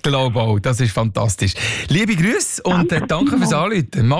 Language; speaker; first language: German; native; German